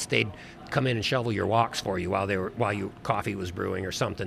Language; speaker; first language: English; native; English